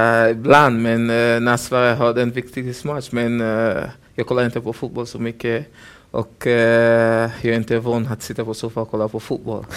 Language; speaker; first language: Swedish; non-native, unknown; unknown